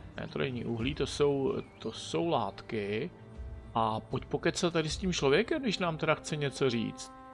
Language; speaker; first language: Czech; native; Czech